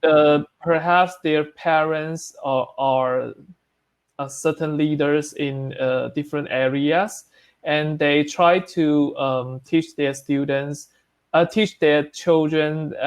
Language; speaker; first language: English; non-native, learner; Chinese